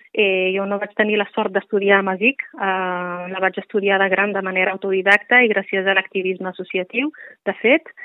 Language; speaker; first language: Catalan; non-native, fluent; Riffian